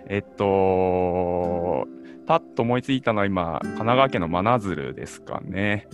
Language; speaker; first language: Japanese; native; Japanese